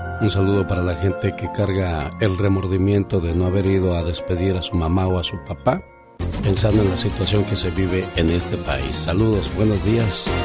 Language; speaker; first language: Spanish; native; Spanish